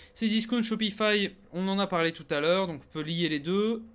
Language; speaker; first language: French; native; French